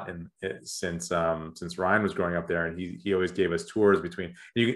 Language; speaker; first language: English; native; English